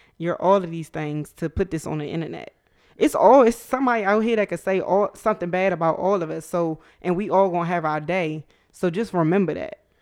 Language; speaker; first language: English; native; English